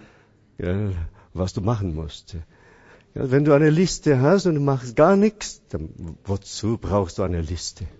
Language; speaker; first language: German; non-native, fluent; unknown